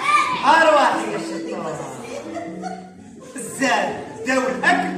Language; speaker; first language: Arabic; native; Arabic